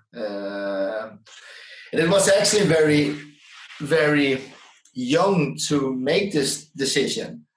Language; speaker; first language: English; non-native, fluent; Dutch